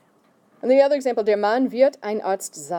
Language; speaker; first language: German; non-native, fluent; English